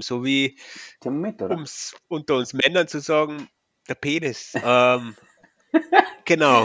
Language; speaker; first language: German; native; German